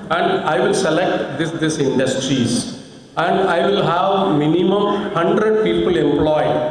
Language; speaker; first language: English; non-native, local second language; Tamil